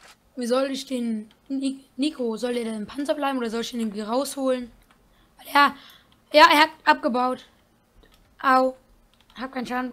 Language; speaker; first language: German; native; German